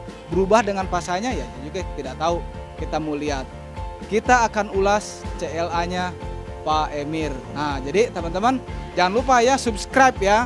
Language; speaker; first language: Indonesian; native; Indonesian